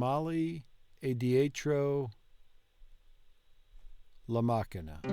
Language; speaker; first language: Italian; non-native, learner; English